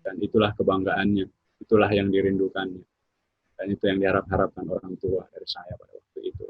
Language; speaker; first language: Indonesian; native; Indonesian